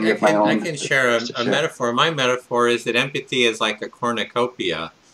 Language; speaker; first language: English; native; English